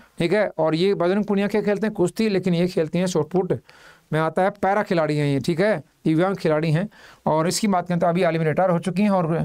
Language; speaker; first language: Hindi; native; Hindi